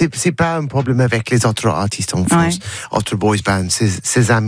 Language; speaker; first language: French; non-native, learner; English